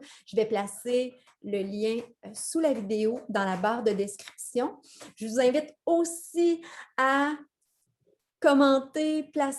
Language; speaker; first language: French; native; French